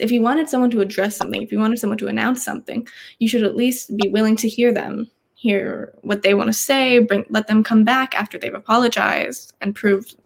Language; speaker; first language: English; native; English